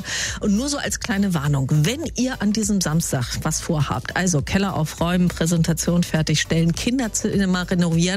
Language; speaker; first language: German; native; German